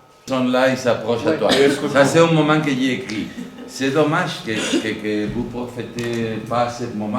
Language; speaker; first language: French; non-native, fluent; Spanish